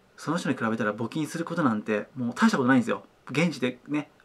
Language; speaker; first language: Japanese; native; Japanese